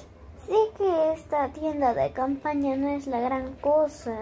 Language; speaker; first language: Spanish; native; Spanish